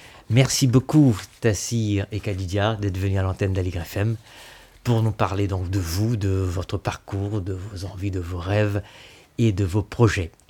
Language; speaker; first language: French; native; French